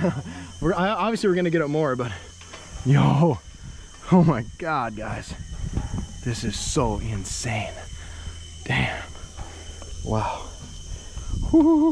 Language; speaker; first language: English; native; English